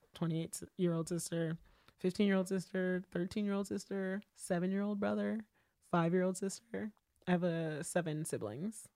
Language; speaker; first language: English; early bilingual, other home language; Haitian Creole